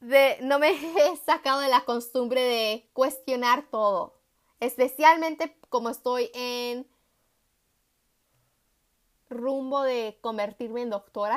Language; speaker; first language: Spanish; early bilingual, heritage; Spanish